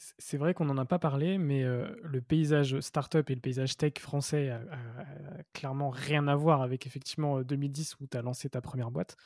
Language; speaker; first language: French; native; French